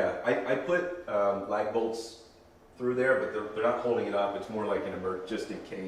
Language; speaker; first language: English; native; English